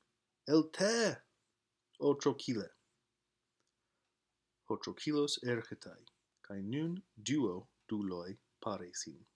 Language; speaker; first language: Greek; non-native, fluent; English